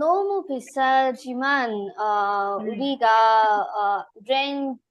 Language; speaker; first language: Korean; non-native, learner; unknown